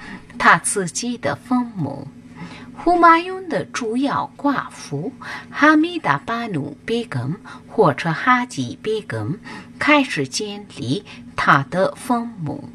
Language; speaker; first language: Chinese; non-native, fluent; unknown